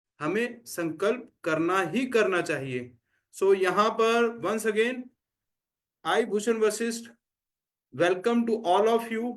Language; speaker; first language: Hindi; native; Hindi